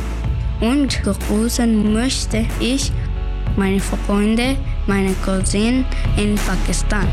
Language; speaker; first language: German; early bilingual, other home language; Urdu